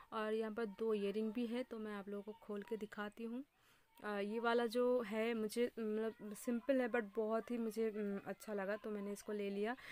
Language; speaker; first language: Hindi; non-native, local second language; Bangla